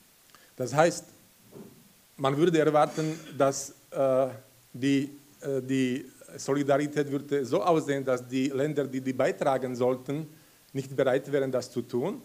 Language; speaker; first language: German; non-native, fluent; Slovak